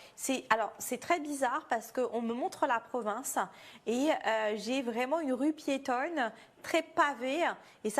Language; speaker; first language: French; native; French